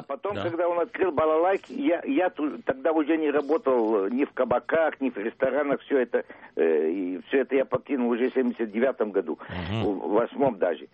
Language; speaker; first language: Russian; early bilingual, heritage; Russian